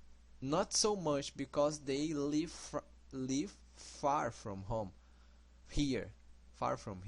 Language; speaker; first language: English; non-native, learner; Portuguese